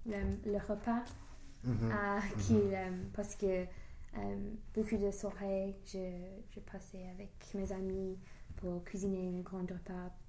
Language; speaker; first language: French; non-native, learner; English